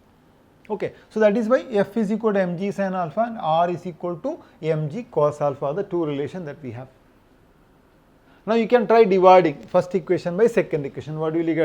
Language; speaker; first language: English; non-native, local second language; Malayalam